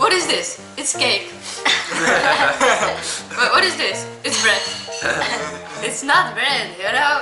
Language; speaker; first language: English; non-native, fluent; Czech